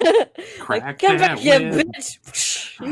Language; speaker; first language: English; native; English